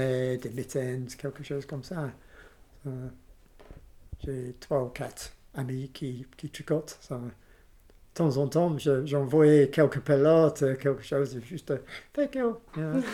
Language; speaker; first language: French; non-native, learner; English